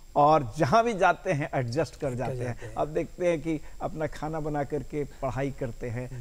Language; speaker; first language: Hindi; native; Hindi